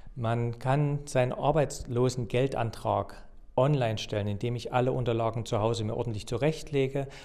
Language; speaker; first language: German; native; German